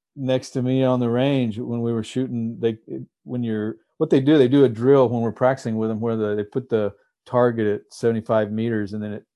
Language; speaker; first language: English; native; English